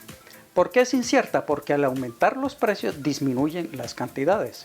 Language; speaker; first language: Spanish; native; Spanish